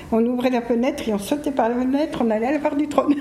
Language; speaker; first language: French; early bilingual, other home language; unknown